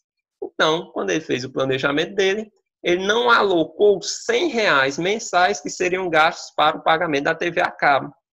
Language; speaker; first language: Portuguese; native; Portuguese